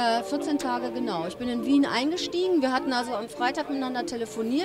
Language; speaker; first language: German; native; German